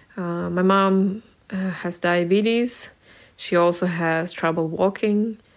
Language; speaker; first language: English; non-native, fluent; Ukrainian